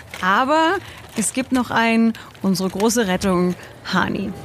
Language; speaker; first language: German; native; German